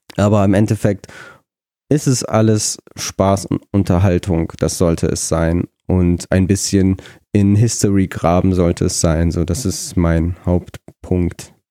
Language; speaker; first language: German; early bilingual, other home language; Russian